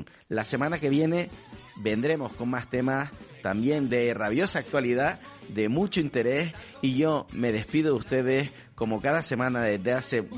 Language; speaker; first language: Spanish; native; Spanish